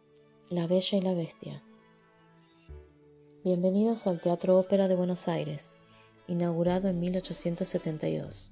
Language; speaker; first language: Spanish; native; Spanish